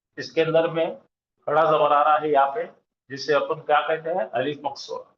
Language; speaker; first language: Urdu; native; Urdu